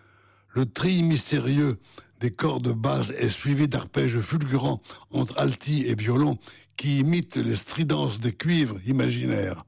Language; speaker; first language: French; native; French